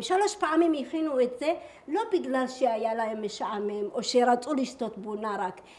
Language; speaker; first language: Hebrew; early bilingual, other home language; Amharic